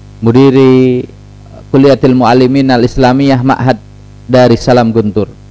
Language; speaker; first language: Arabic; non-native, fluent; Indonesian